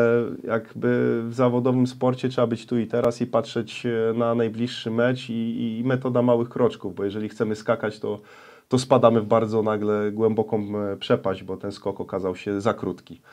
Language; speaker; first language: Polish; native; Polish